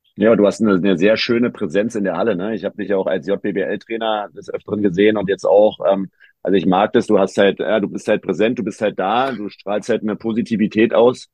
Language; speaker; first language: German; native; German